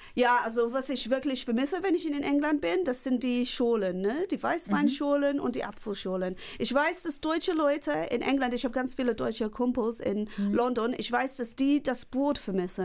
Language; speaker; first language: German; non-native, fluent; English